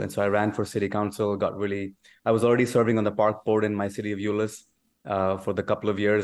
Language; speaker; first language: English; non-native, local second language; Urdu